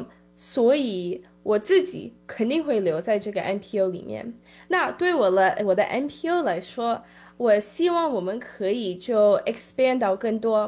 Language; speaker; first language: Chinese; early bilingual, heritage; Chinese